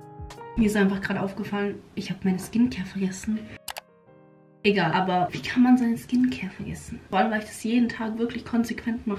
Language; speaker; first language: German; native; German